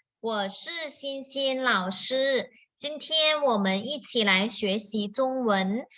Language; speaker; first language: Chinese; non-native, fluent; Thai